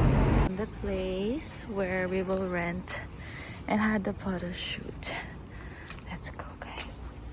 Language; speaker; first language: English; non-native, local second language; Filipino